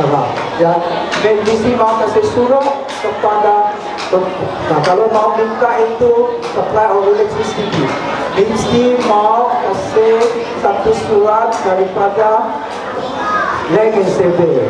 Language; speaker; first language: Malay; non-native, local second language; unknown